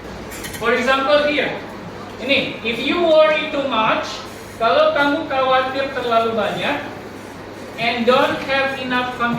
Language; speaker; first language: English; non-native, fluent; Indonesian